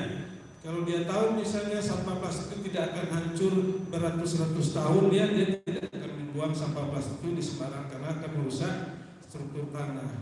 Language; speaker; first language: Indonesian; native; Indonesian